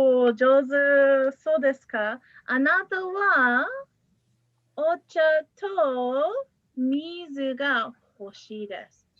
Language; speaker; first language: Japanese; non-native, fluent; English